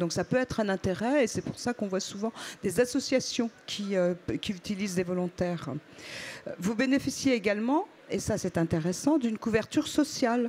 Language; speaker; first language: French; native; French